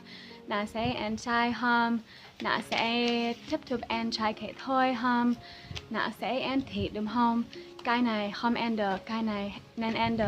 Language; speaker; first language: Vietnamese; non-native, fluent; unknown